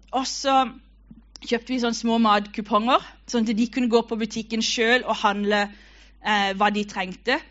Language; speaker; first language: Norwegian; native; Norwegian